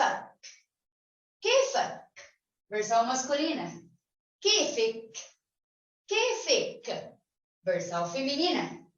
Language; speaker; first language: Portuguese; non-native, fluent; Arabic